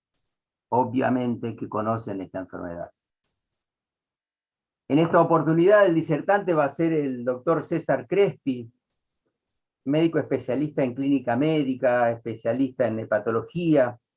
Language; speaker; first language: Spanish; native; Spanish